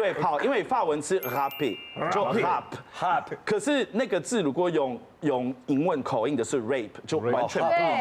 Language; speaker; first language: Chinese; non-native, fluent; French